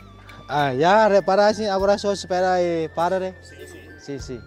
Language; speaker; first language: Spanish; non-native, learner; Vietnamese